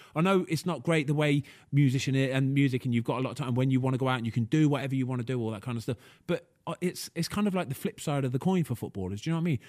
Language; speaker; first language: English; native; English